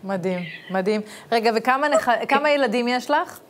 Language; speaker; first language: Hebrew; native; Hebrew